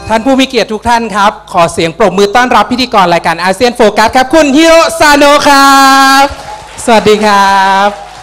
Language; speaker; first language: Thai; native; Thai